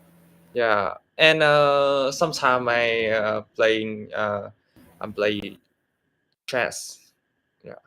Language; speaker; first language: English; non-native, learner; Vietnamese